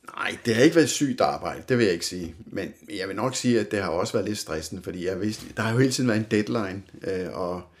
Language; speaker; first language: Danish; native; Danish